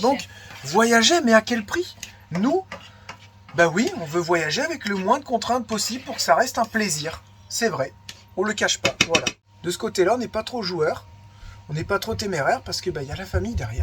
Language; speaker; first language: French; native; French